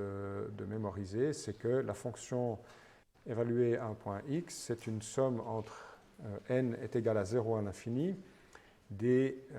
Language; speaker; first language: French; native; French